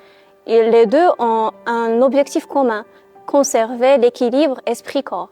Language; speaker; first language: French; non-native, local second language; Arabic